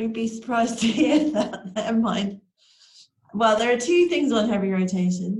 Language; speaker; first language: English; native; English